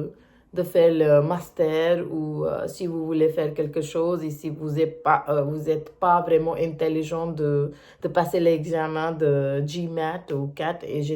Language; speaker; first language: French; non-native, learner; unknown